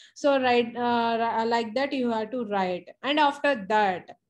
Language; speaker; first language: English; non-native, local second language; Telugu